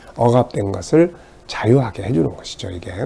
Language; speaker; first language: Korean; native; Korean